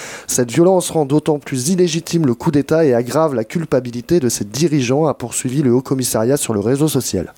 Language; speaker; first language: French; native; French